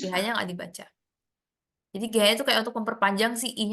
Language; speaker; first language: Indonesian; native; Indonesian